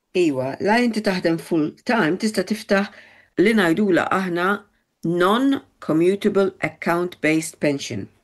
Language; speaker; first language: Maltese; early bilingual, heritage; Maltese